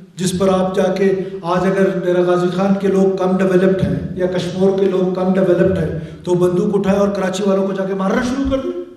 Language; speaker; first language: Urdu; non-native, local second language; Baluchi